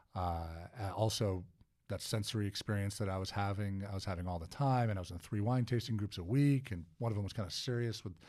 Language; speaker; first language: English; native; English